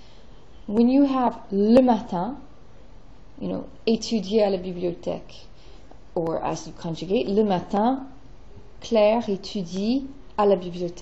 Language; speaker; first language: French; non-native, fluent; English